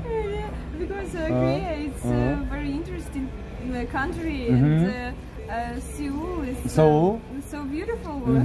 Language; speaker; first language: English; non-native, learner; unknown